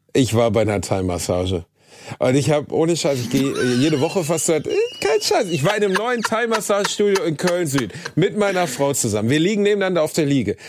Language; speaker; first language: German; native; German